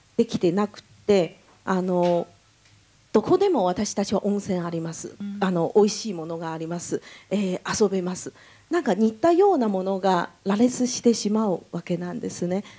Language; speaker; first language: Japanese; non-native, fluent; Chinese